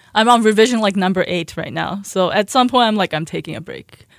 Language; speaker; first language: English; early bilingual, other home language; Chinese